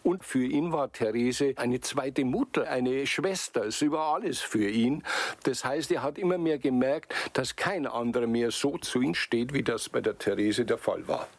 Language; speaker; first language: German; native; German